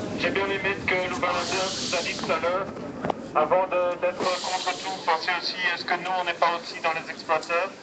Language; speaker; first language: French; non-native, fluent; Spanish